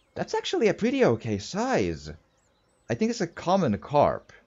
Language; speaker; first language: English; non-native, fluent; Finnish